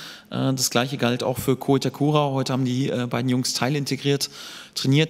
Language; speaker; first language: German; native; German